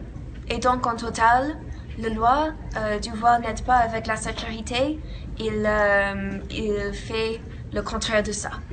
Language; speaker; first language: French; non-native, learner; English